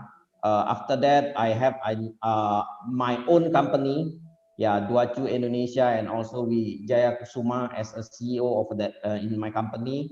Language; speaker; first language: English; non-native, fluent; Indonesian